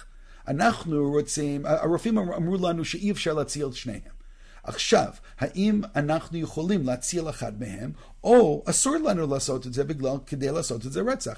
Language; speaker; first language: Hebrew; non-native, fluent; English